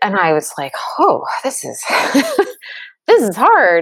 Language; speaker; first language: English; native; English